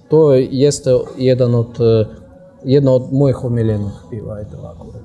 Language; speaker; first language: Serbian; non-native, fluent; Russian